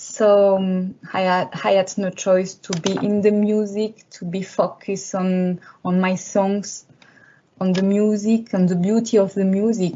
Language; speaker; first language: English; non-native, learner; French